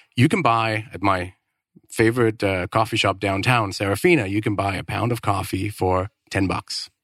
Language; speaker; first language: English; non-native, fluent; Danish